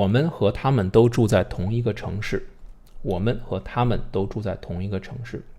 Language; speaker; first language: Chinese; non-native, fluent; English